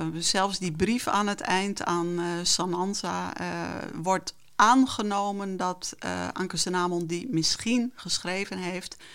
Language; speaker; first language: Dutch; non-native, local second language; Western Frisian